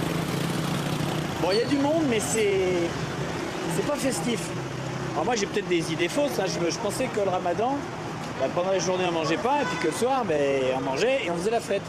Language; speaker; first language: French; native; French